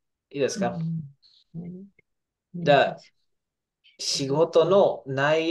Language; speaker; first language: Japanese; non-native, fluent; Filipino